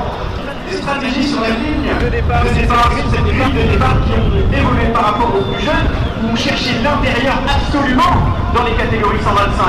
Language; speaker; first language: French; native; French